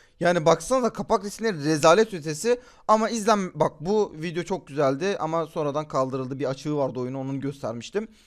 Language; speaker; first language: Turkish; native; Turkish